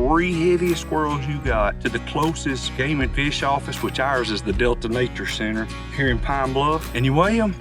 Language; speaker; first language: English; native; English